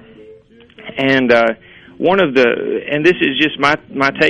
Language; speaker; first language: English; native; English